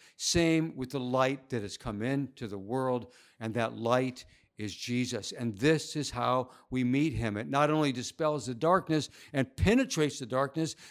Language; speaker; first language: English; native; English